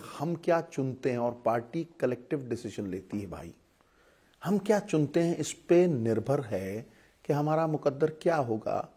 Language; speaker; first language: Hindi; non-native, local second language; Punjabi